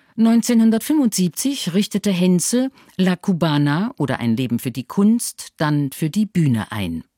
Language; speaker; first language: German; native; German